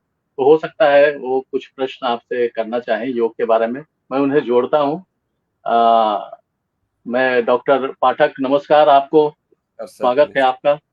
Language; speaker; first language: Hindi; native; Hindi